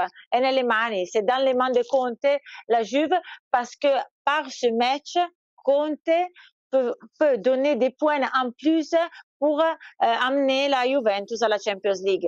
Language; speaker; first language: French; non-native, fluent; Italian